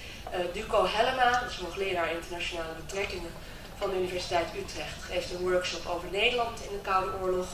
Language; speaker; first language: Dutch; native; Dutch